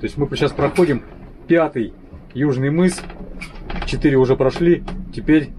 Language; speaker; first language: Russian; native; Russian